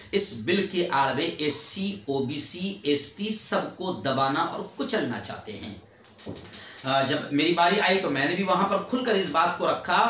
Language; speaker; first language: Urdu; native; Urdu